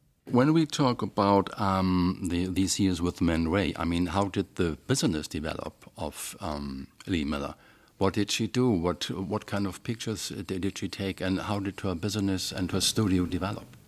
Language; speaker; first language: English; non-native, fluent; German